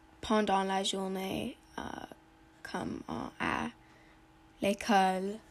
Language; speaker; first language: French; non-native, learner; English